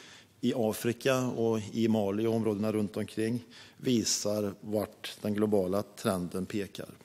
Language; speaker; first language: Swedish; native; Swedish